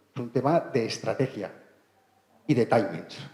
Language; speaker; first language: Spanish; non-native, local second language; Catalan